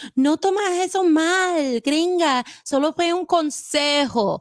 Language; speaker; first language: Spanish; non-native, fluent; English